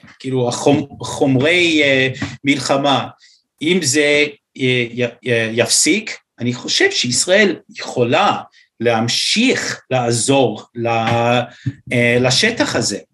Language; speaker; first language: Hebrew; non-native, fluent; English